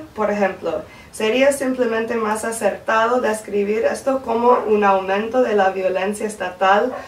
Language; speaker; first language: Spanish; non-native, fluent; English